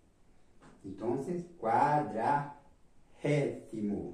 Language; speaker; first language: Spanish; non-native, fluent; Portuguese